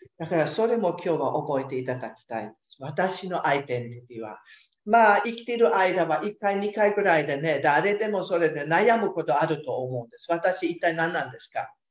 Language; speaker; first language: Japanese; non-native, fluent; German